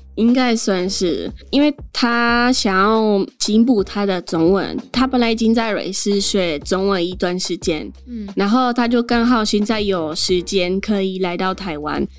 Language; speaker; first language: Chinese; non-native, fluent; French